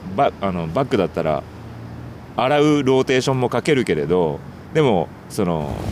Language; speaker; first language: Japanese; native; Japanese